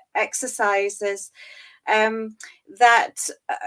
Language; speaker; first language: English; native; English